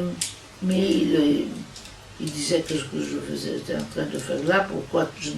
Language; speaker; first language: French; non-native, fluent; Italian